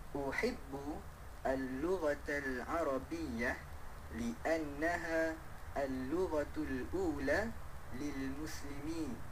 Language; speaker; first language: Arabic; non-native, learner; Malay